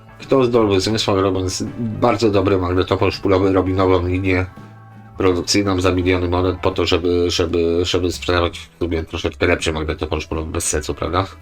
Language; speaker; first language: Polish; native; Polish